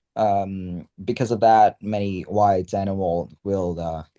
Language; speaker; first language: English; non-native, learner; Vietnamese